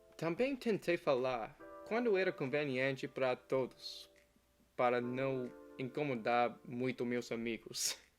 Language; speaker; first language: Portuguese; non-native, fluent; English